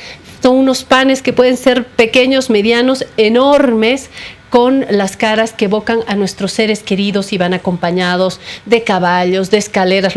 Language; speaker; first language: Spanish; native; Spanish